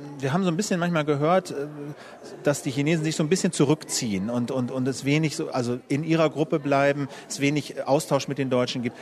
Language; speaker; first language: German; native; German